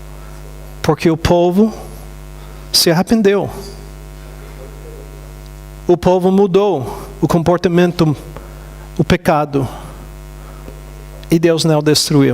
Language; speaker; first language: Portuguese; non-native, fluent; English